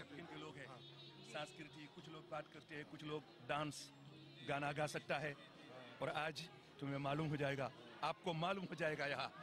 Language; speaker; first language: Hindi; non-native, learner; Wolof